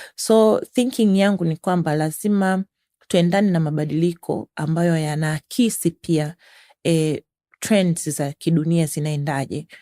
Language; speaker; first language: Swahili; native; Swahili